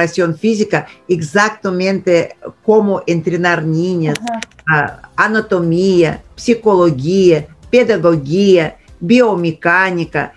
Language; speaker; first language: Spanish; non-native, fluent; Russian